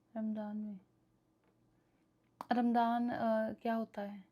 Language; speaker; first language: Hindi; non-native, local second language; Punjabi